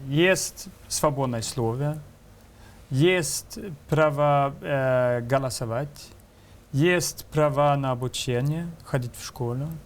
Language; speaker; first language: Russian; non-native, fluent; Swedish